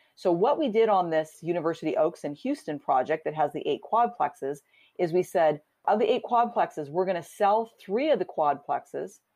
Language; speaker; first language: English; native; English